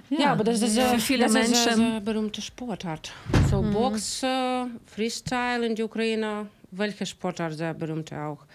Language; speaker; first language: German; non-native, learner; Ukrainian